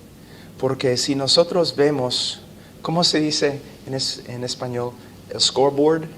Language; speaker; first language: Spanish; non-native, fluent; English